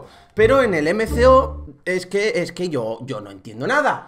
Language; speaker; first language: Spanish; native; Spanish